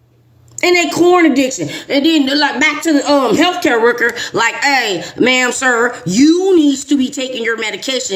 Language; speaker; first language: English; native; English